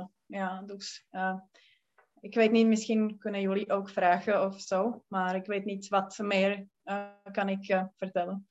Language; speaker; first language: Dutch; non-native, learner; Czech